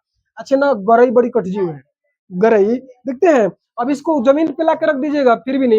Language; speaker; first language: Hindi; native; Hindi